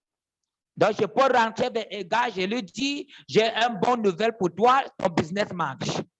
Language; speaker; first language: French; non-native, fluent; English